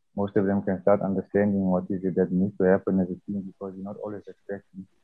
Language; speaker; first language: English; non-native, local second language; Afrikaans